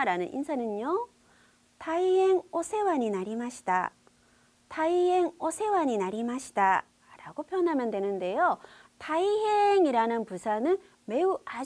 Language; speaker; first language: Korean; native; Korean